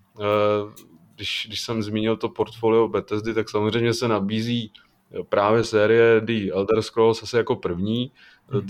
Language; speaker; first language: Czech; native; Czech